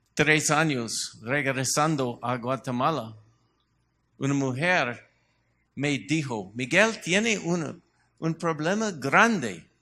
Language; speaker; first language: Spanish; non-native, learner; English